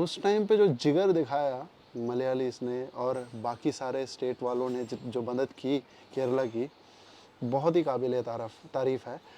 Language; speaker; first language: Hindi; non-native, local second language; Malayalam